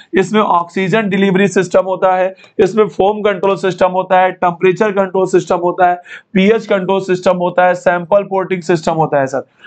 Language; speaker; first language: Hindi; native; Hindi